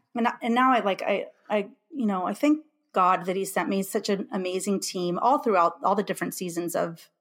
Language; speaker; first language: English; native; English